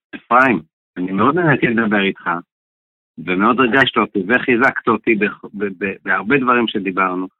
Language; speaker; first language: Hebrew; native; Hebrew